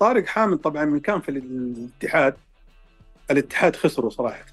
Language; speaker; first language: Arabic; native; Arabic